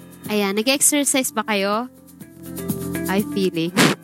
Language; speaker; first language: English; non-native, local second language; Filipino